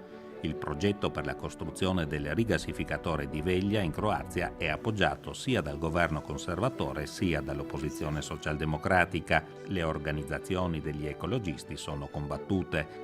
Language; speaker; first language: Italian; native; Italian